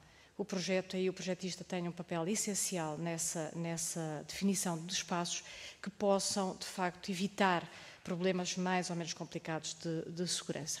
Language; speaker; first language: Portuguese; native; Portuguese